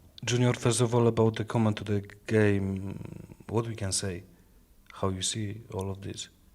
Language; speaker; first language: English; non-native, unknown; Polish